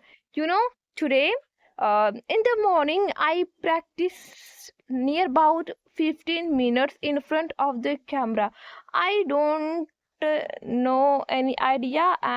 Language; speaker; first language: English; non-native, learner; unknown